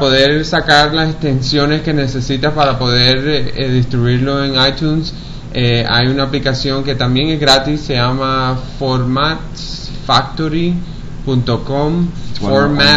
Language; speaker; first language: Spanish; early bilingual, heritage; Spanish